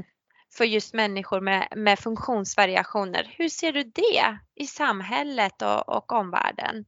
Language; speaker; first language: Swedish; native; Swedish